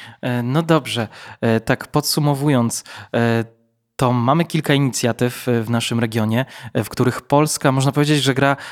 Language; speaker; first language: Polish; native; Polish